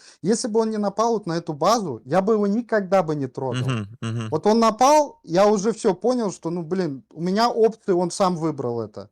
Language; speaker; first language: Russian; native; Russian